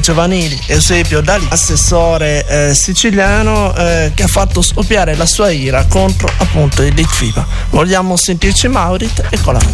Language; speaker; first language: Italian; native; Italian